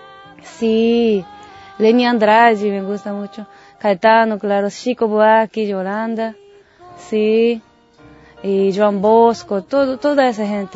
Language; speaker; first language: Spanish; non-native, learner; Japanese